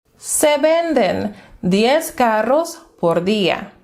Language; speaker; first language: Spanish; non-native, fluent; English